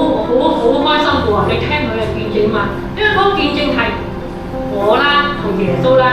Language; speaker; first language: Cantonese; native; Cantonese